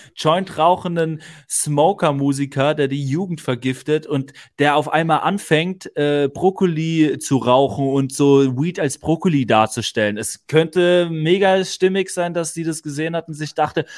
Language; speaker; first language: German; native; German